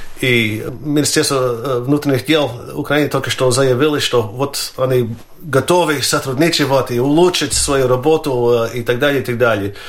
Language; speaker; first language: Russian; non-native, fluent; Latvian